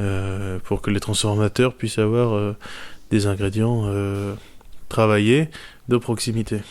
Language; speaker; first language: French; native; French